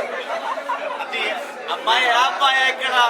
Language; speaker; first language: Telugu; non-native, learner; Hindi